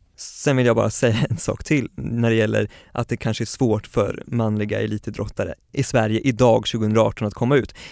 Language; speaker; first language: Swedish; native; Swedish